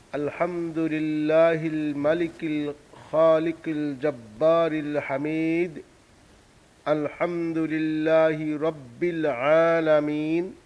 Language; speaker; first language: Arabic; non-native, fluent; Bangla